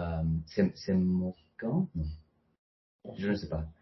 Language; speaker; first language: French; non-native, fluent; Spanish